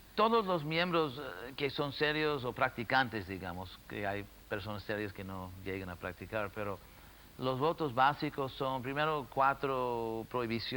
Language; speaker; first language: Spanish; non-native, fluent; English